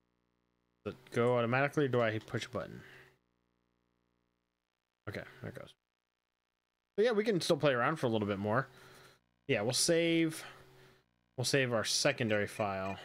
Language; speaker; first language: English; native; English